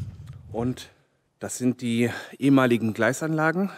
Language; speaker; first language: German; native; German